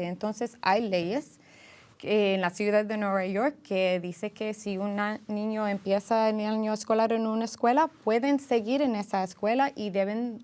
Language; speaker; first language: Spanish; early bilingual, heritage; English